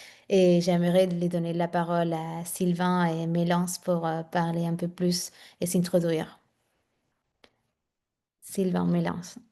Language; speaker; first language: French; non-native, fluent; Spanish